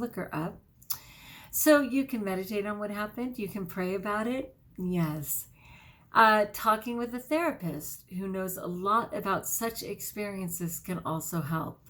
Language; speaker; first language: English; native; English